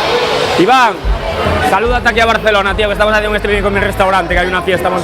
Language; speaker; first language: Spanish; native; Spanish